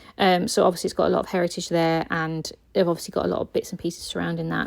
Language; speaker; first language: English; native; English